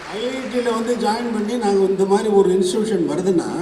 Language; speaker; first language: Tamil; native; Tamil